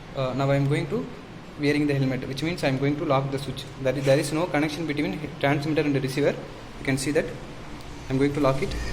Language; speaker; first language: English; non-native, local second language; Tamil